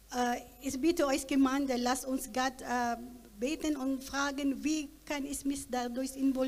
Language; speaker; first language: German; non-native, learner; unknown